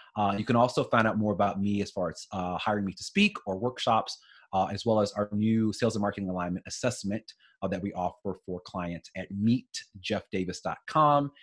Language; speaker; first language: English; native; English